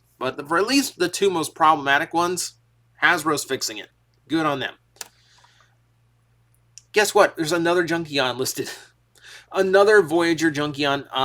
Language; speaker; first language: English; native; English